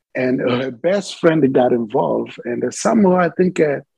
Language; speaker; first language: English; non-native, fluent; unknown